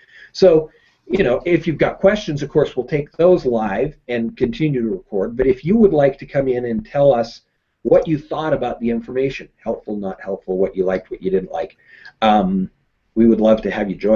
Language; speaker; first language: English; native; English